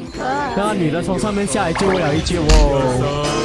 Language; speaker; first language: Chinese; native; Chinese